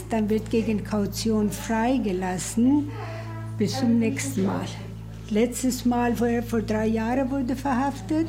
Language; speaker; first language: German; early bilingual, other home language; Persian